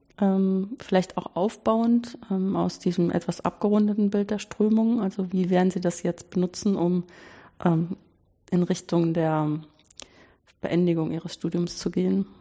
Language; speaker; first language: German; native; German